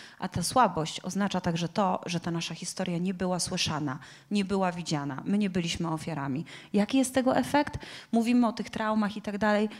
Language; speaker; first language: Polish; native; Polish